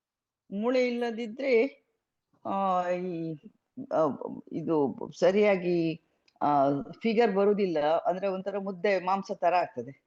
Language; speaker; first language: Kannada; native; Kannada